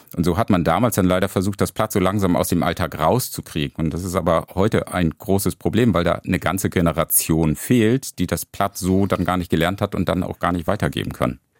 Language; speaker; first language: German; native; German